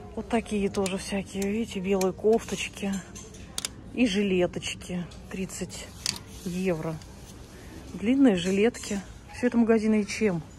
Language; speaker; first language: Russian; native; Russian